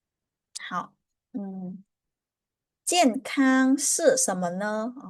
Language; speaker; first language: Chinese; non-native, fluent; Khmer